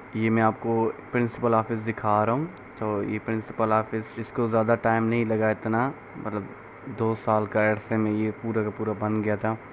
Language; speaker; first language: Urdu; non-native, local second language; Sindhi